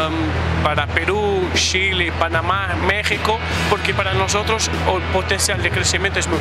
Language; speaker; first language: Spanish; non-native, fluent; Portuguese